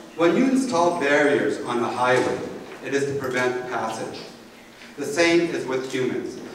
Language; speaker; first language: English; native; English